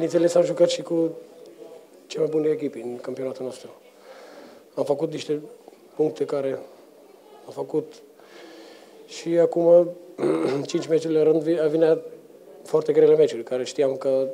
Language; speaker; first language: Romanian; non-native, learner; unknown